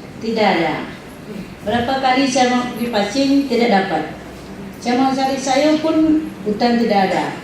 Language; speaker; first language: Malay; non-native, local second language; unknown